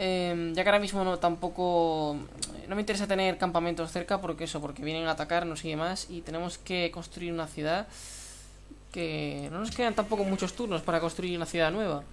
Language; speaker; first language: Spanish; native; Spanish